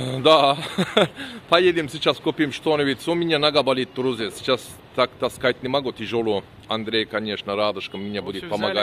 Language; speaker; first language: Russian; non-native, learner; Turkish